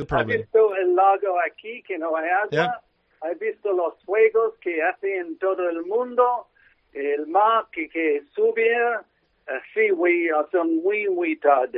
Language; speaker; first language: Spanish; non-native, learner; English